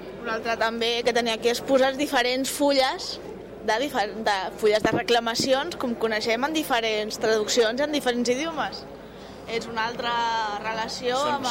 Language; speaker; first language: Catalan; native; Catalan